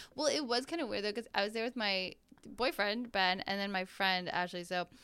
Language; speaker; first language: English; native; English